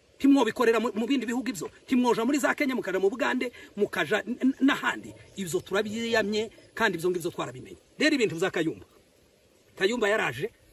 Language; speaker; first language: Kinyarwanda; native; Kinyarwanda